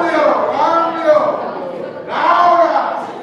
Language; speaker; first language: Italian; non-native, learner; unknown